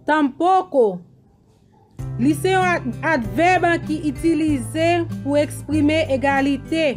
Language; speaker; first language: Spanish; non-native, learner; Haitian Creole